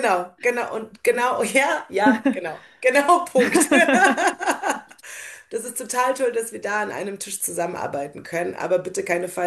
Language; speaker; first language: German; native; German